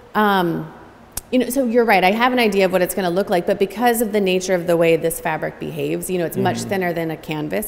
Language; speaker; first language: English; native; English